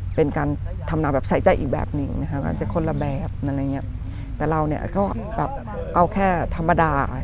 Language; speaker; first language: Thai; native; Thai